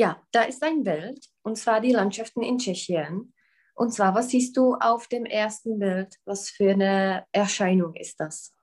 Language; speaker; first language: German; non-native, fluent; Czech